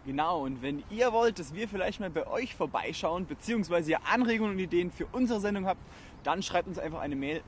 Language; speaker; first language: German; native; German